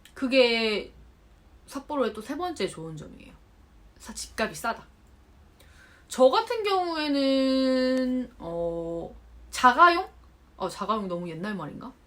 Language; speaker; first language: Korean; native; Korean